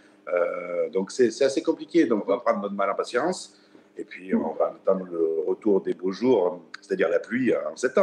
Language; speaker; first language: French; native; French